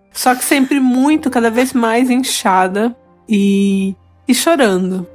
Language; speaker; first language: Portuguese; native; Portuguese